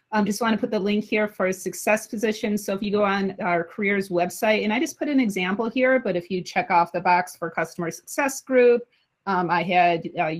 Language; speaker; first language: English; native; English